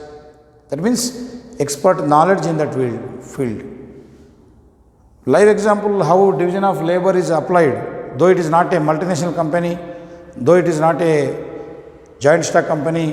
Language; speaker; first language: English; non-native, local second language; Telugu